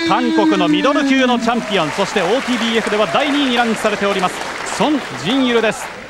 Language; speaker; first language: Japanese; native; Japanese